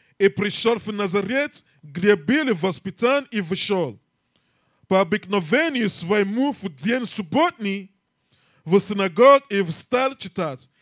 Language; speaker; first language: Russian; non-native, learner; English